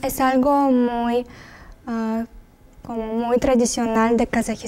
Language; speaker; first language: Spanish; non-native, learner; Russian